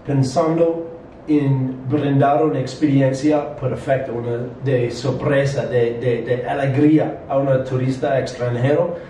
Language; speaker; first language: Spanish; non-native, learner; English